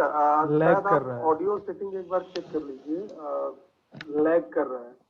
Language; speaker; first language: Hindi; native; Hindi